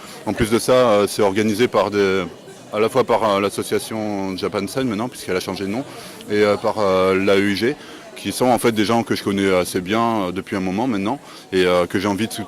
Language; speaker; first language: French; native; French